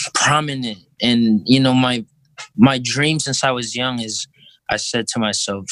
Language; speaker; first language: English; early bilingual, other home language; Filipino